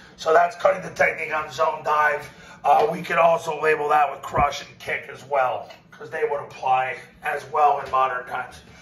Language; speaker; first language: English; native; English